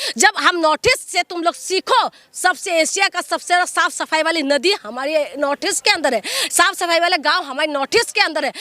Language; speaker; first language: Hindi; non-native, local second language; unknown